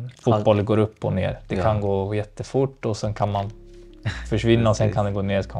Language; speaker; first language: Swedish; early bilingual, other home language; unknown